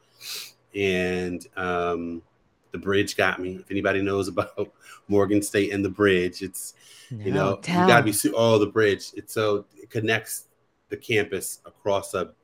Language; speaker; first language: English; native; English